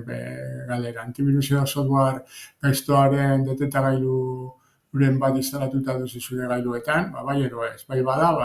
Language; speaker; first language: Basque; native; Basque